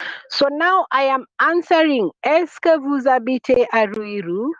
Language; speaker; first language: French; non-native, fluent; Swahili